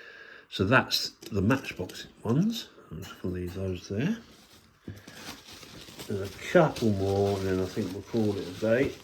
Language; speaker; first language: English; native; English